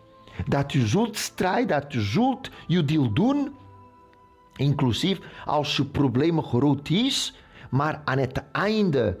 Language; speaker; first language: Dutch; non-native, local second language; Portuguese